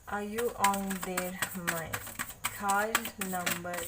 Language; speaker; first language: English; non-native, local second language; Malayalam